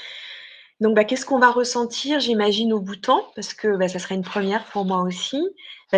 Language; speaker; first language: French; native; French